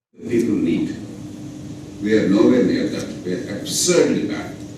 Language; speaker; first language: English; non-native, local second language; Telugu